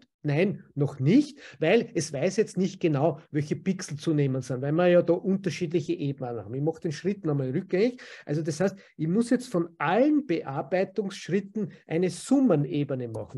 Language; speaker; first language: German; native; German